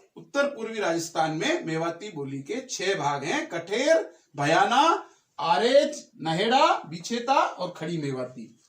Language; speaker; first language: Hindi; native; Hindi